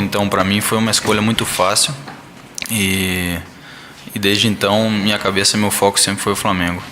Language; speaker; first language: Portuguese; early bilingual, heritage; Portuguese